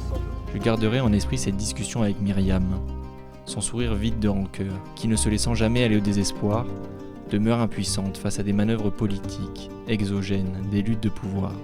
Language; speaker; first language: French; native; French